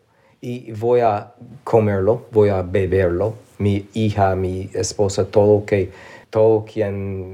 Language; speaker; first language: Spanish; non-native, fluent; English